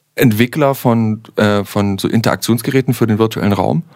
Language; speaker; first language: German; native; German